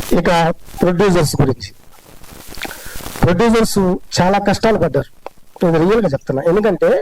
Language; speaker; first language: Telugu; native; Telugu